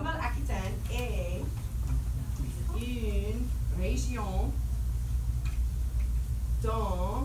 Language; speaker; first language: French; non-native, fluent; English